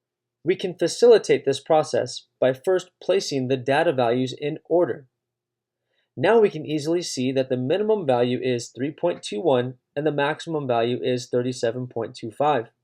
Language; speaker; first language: English; native; English